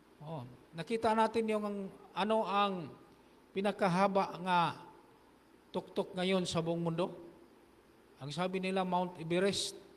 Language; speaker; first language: Filipino; non-native, local second language; Hiligaynon